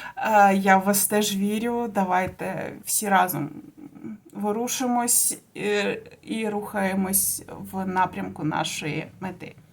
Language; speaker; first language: Ukrainian; non-native, local second language; Russian